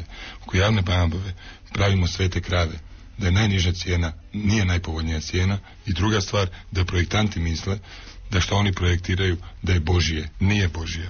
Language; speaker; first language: Croatian; native; Croatian